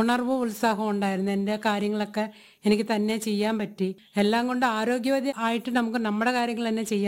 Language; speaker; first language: Malayalam; non-native, local second language; Tamil